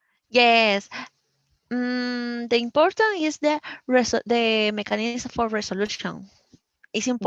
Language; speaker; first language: English; non-native, learner; Spanish